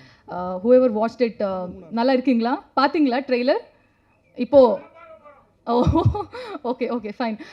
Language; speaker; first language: Tamil; non-native, learner; Kannada